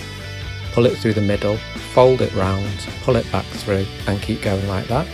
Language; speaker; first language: English; native; English